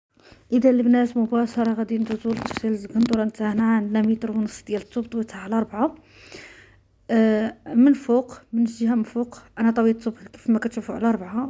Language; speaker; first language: Arabic; native; Arabic